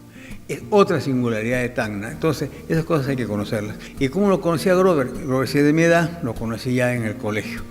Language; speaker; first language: Spanish; native; Spanish